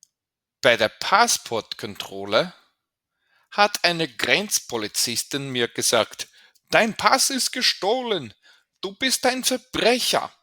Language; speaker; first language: German; non-native, fluent; English